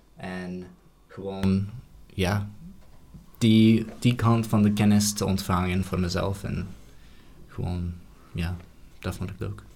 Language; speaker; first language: Dutch; non-native, fluent; English